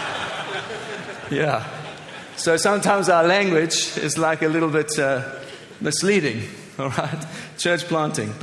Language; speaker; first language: English; native; English